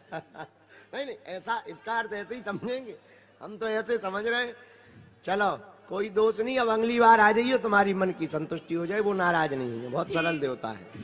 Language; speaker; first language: Hindi; native; Hindi